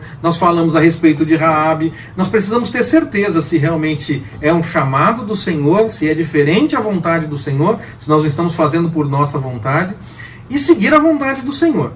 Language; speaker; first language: Portuguese; native; Portuguese